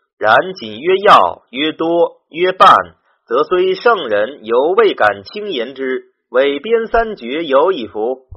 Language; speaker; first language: Chinese; native; Chinese